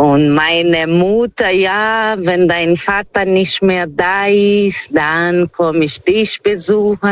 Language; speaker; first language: German; non-native, fluent; Portuguese